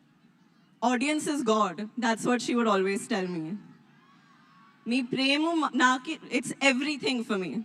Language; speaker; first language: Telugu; non-native, learner; Hindi